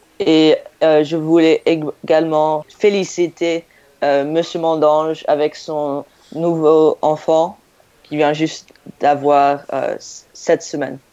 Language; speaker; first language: French; non-native, learner; English